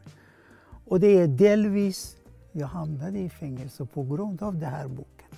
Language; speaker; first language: Swedish; non-native, fluent; Persian